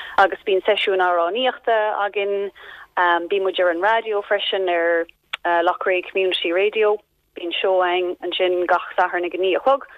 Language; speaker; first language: Irish; non-native, local second language; English